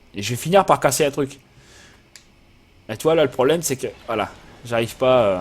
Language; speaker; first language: French; native; French